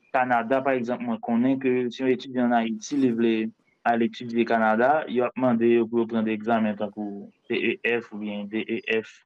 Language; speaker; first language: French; non-native, local second language; Haitian Creole